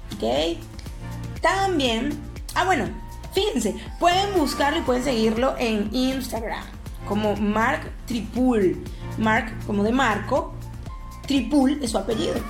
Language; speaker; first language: Spanish; native; Spanish